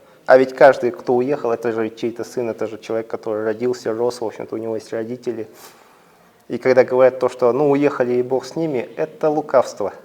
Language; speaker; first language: Russian; native; Russian